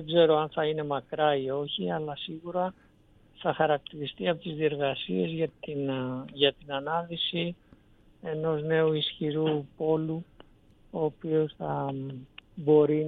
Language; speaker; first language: Greek; native; Greek